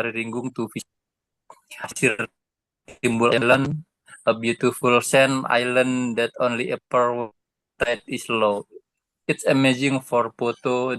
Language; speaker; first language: English; non-native, learner; Indonesian